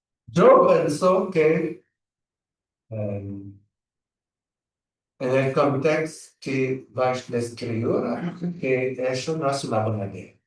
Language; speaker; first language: Spanish; non-native, fluent; French